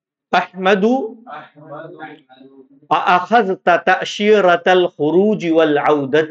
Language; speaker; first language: Arabic; non-native, fluent; Urdu